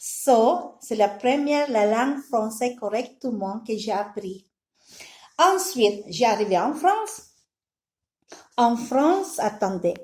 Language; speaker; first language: French; non-native, learner; Filipino